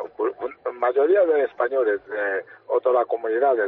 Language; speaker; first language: Spanish; non-native, fluent; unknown